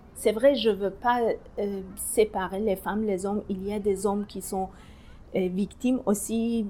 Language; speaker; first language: French; non-native, learner; Persian